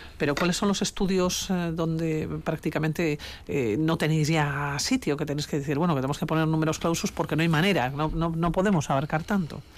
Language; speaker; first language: Spanish; native; Spanish